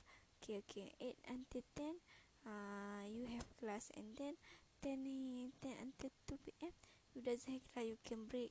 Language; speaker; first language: English; non-native, learner; Malay